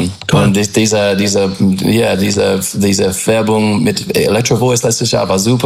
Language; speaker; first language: German; non-native, learner; English